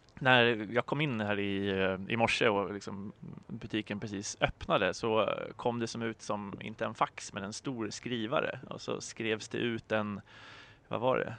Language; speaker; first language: Swedish; native; Swedish